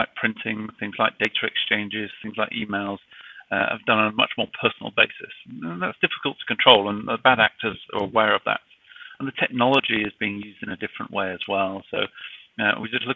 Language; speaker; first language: English; native; English